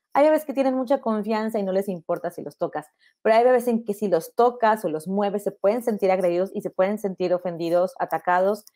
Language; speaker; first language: Spanish; native; Spanish